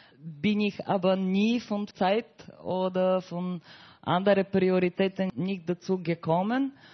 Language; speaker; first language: German; non-native, fluent; Bulgarian